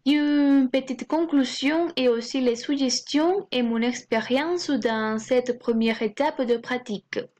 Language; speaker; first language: French; non-native, fluent; Spanish